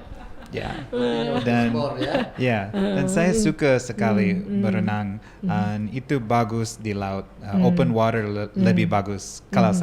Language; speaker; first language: Indonesian; non-native, learner; English